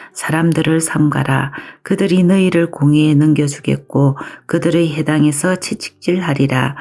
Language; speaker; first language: Korean; native; Korean